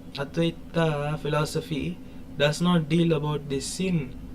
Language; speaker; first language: English; non-native, local second language; Tamil